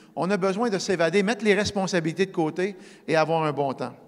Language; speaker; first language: French; native; French